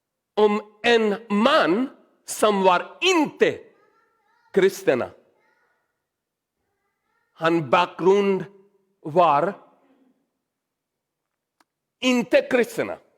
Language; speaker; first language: Swedish; non-native, learner; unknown